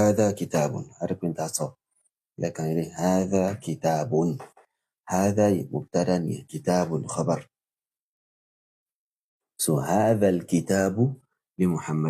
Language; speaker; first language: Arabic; non-native, fluent; Yoruba